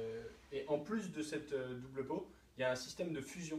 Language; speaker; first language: French; native; French